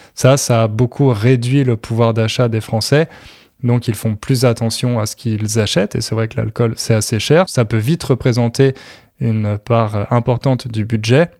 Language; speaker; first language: French; native; French